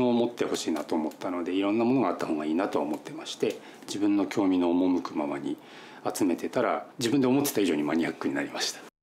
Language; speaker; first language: Japanese; native; Japanese